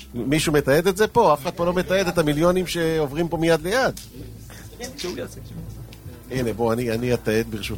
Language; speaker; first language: Hebrew; native; Hebrew